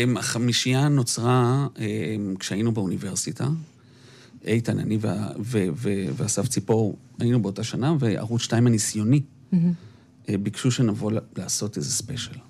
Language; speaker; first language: Hebrew; early bilingual, other home language; Spanish